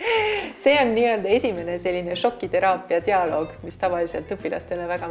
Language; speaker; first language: Estonian; native; Estonian